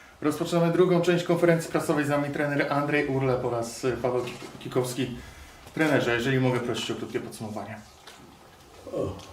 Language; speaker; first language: Polish; native; Polish